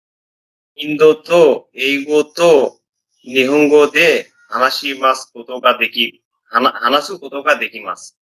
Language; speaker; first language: Japanese; non-native, learner; Bangla